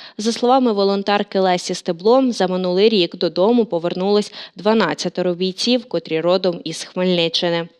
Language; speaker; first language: Ukrainian; native; Ukrainian